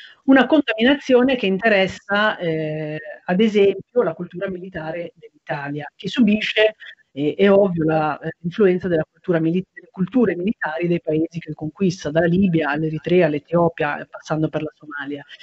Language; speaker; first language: Italian; native; Italian